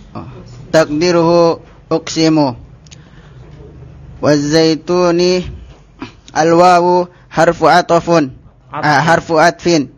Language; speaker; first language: Arabic; non-native, learner; Indonesian